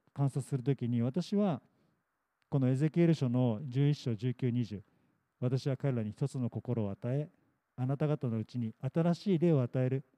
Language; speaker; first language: Japanese; native; Japanese